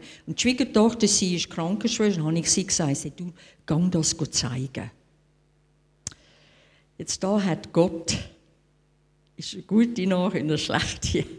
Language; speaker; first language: German; non-native, fluent; English